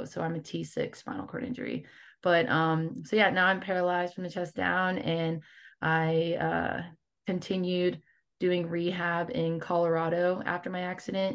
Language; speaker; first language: English; native; English